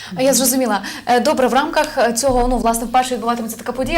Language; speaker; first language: Ukrainian; native; Ukrainian